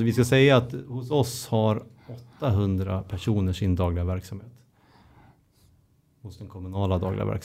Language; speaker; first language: Swedish; native; Swedish